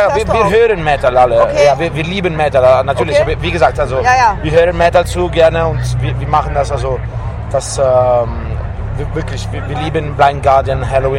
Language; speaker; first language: German; non-native, fluent; Italian